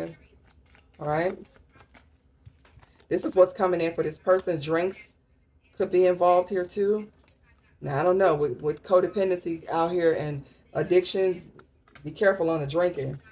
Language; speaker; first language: English; native; English